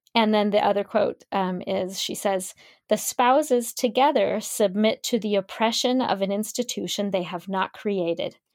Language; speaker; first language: English; native; English